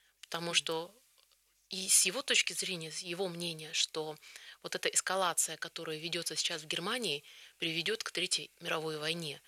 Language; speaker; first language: Russian; early bilingual, heritage; Russian